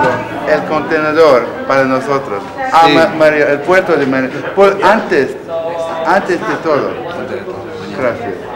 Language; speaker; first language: Spanish; non-native, fluent; English